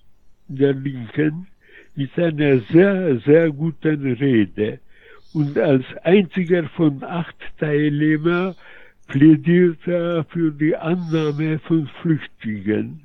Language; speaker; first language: German; non-native, fluent; Polish